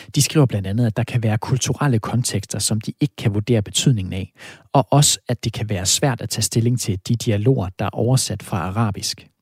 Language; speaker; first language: Danish; native; Danish